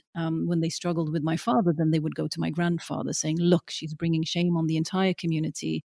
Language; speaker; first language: English; early bilingual, other home language; Norwegian